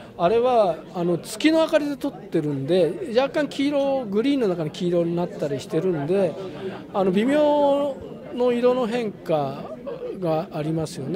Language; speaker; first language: Japanese; native; Japanese